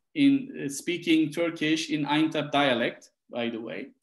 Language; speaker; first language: English; non-native, fluent; Turkish